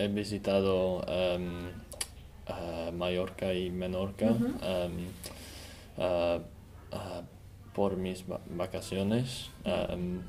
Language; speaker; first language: Spanish; non-native, learner; English